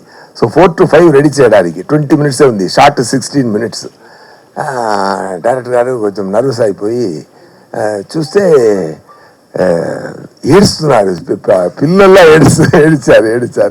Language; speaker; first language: Telugu; non-native, fluent; Tamil